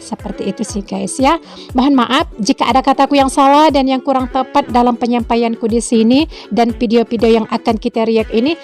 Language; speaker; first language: Malay; native; Malay